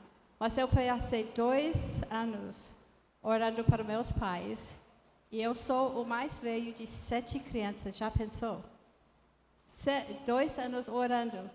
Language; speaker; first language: Portuguese; non-native, fluent; English